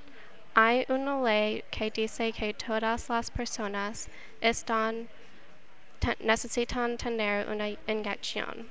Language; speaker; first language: Spanish; non-native, learner; English